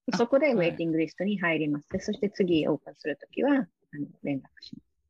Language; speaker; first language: Japanese; non-native, fluent; English